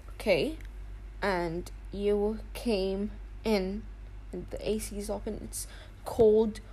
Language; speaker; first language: English; non-native, fluent; Arabic